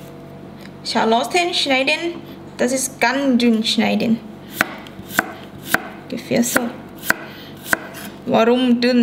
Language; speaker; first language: German; non-native, learner; Thai